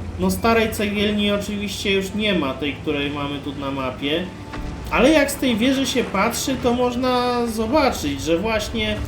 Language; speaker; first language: Polish; native; Polish